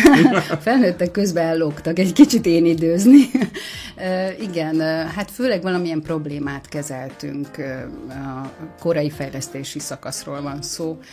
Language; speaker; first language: Hungarian; native; Hungarian